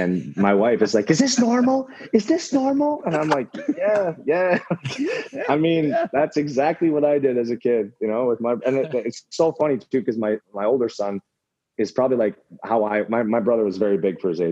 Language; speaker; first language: English; native; English